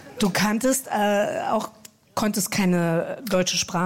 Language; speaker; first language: German; native; German